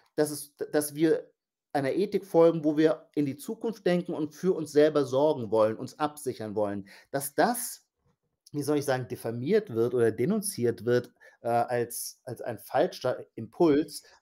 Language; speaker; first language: German; native; German